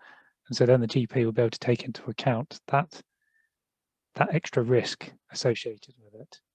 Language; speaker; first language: English; native; English